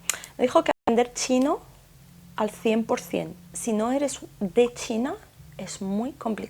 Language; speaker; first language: Spanish; non-native, local second language; Arabic